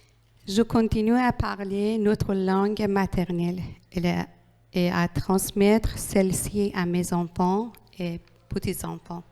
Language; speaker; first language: French; non-native, learner; Persian